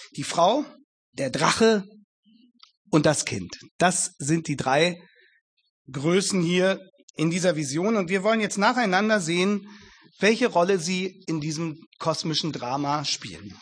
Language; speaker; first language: German; native; German